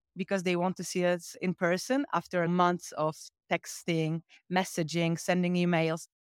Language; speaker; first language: English; non-native, fluent; Polish